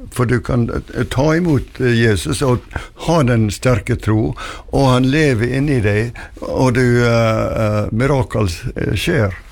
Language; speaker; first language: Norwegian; early bilingual, heritage; Norwegian